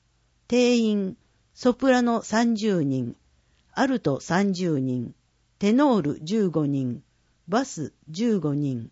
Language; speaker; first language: Japanese; native; Japanese